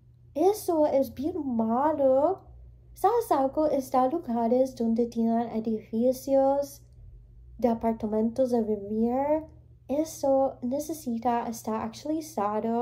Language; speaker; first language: Spanish; early bilingual, heritage; English